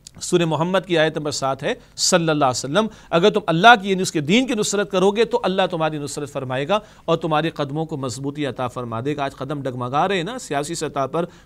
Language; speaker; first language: Urdu; native; Urdu